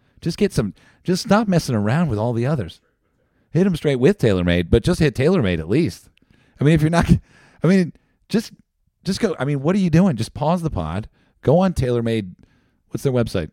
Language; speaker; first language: English; native; English